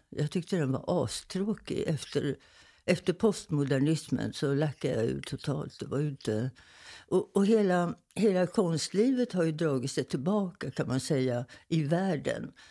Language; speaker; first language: Swedish; native; Swedish